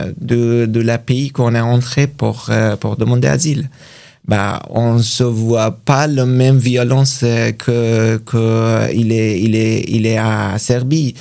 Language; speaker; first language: French; non-native, learner; Persian